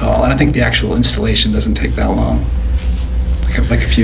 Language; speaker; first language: English; native; English